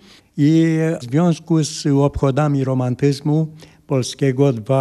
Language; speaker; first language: Polish; non-native, fluent; Romanian